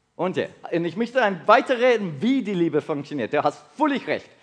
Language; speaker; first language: German; non-native, learner; English